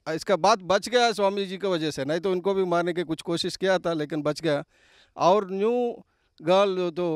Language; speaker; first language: Hindi; non-native, local second language; Telugu